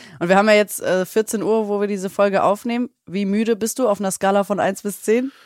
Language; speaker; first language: German; native; German